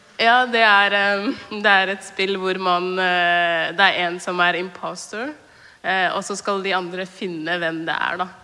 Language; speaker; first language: Norwegian; early bilingual, other home language; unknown